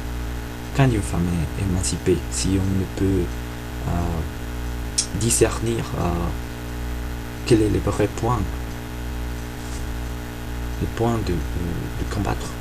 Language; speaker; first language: French; non-native, fluent; Spanish